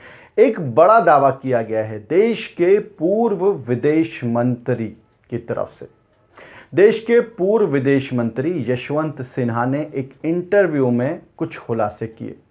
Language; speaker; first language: Hindi; native; Hindi